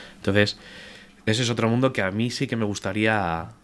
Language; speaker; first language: Spanish; native; Spanish